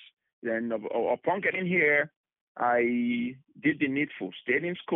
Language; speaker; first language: English; non-native, local second language; Bini